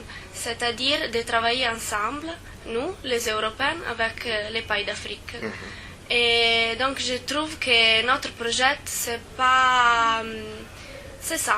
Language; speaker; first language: French; non-native, fluent; Italian